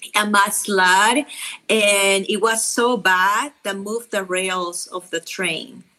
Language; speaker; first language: English; non-native, fluent; Spanish